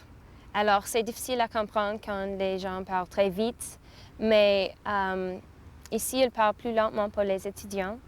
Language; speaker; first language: French; non-native, fluent; English